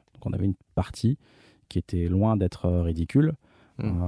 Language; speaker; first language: French; native; French